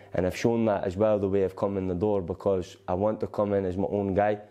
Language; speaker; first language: English; native; English